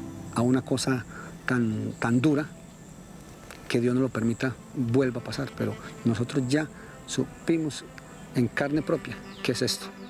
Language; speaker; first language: Spanish; native; Spanish